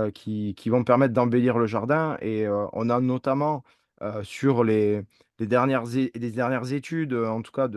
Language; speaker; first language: French; native; French